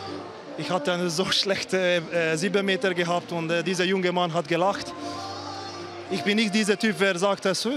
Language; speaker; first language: German; non-native, fluent; Hungarian